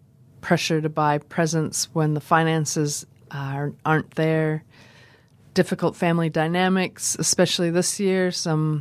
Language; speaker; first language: English; native; English